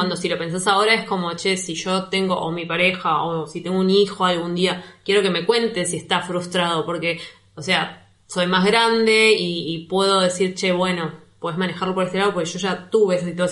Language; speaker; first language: Spanish; native; Spanish